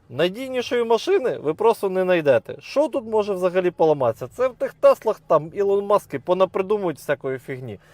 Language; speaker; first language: Ukrainian; native; Ukrainian